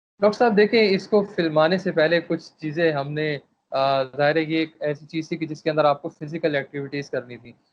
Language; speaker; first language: Urdu; non-native, local second language; Pashto